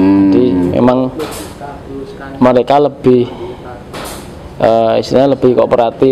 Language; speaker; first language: Indonesian; native; Indonesian